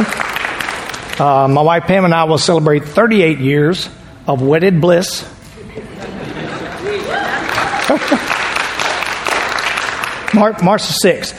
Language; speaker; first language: English; native; English